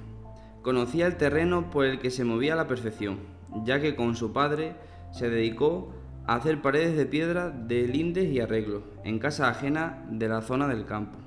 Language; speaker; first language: Spanish; native; Spanish